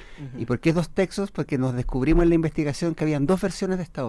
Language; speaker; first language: Spanish; native; Spanish